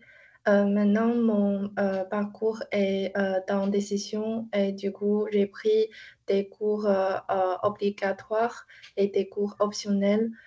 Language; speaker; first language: French; non-native, learner; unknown